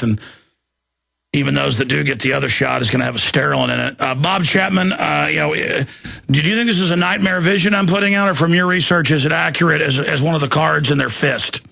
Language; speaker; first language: English; native; English